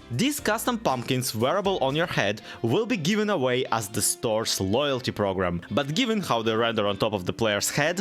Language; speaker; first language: English; native; English